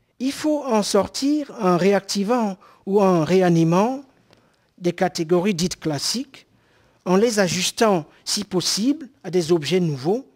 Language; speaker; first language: French; non-native, local second language; Basaa